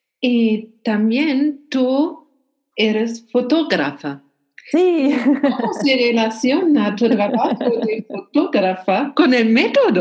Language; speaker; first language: Spanish; non-native, learner; German